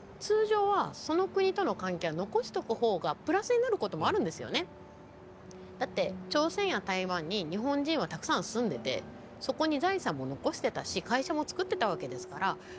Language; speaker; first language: Japanese; native; Japanese